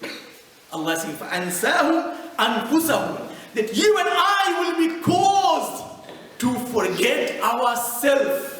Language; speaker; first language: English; non-native, fluent; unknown